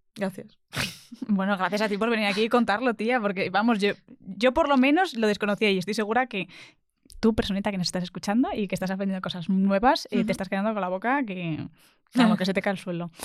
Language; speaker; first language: Spanish; native; Spanish